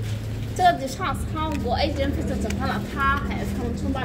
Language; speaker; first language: Chinese; non-native, learner; Arabic